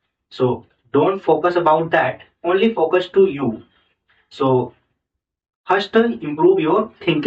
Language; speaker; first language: English; non-native, learner; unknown